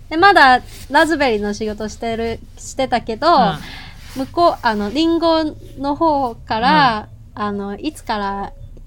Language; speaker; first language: Japanese; non-native, fluent; Cantonese